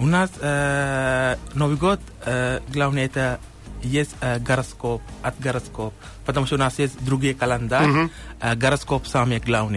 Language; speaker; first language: Russian; non-native, learner; Sinhala